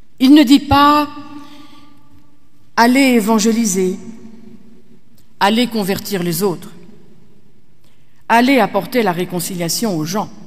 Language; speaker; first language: French; native; French